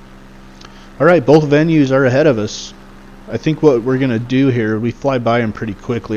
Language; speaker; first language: English; native; English